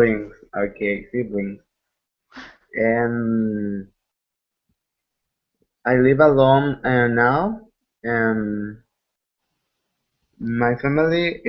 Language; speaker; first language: English; non-native, learner; Spanish